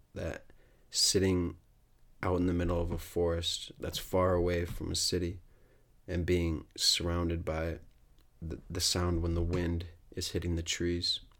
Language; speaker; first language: English; native; English